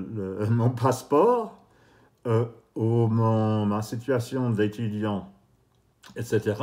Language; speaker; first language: French; non-native, fluent; English